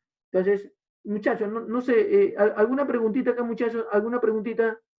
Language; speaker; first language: Spanish; native; Spanish